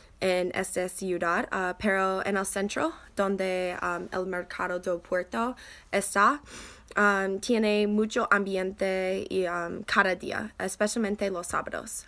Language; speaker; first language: Spanish; non-native, learner; English